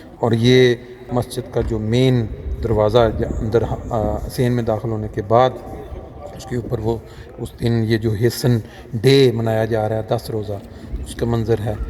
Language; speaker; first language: Urdu; non-native, local second language; Punjabi